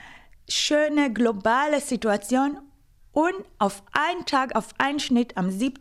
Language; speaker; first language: German; non-native, fluent; Hebrew